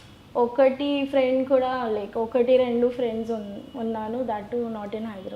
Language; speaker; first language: Telugu; non-native, local second language; Gujarati